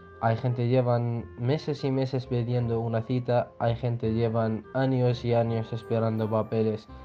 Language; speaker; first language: Spanish; non-native, fluent; Arabic